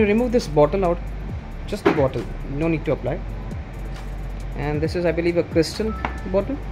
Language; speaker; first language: English; non-native, local second language; Hindi